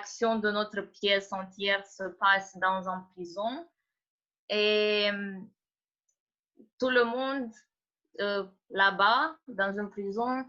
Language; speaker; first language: French; non-native, fluent; Romanian